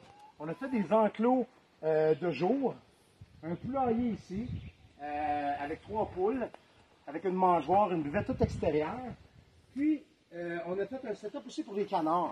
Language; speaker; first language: French; native; French